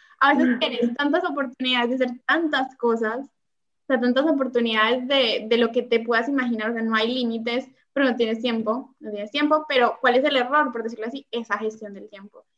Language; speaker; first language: Spanish; native; Spanish